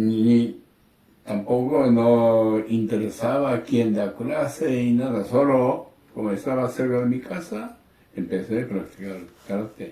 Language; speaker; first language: Spanish; non-native, learner; Japanese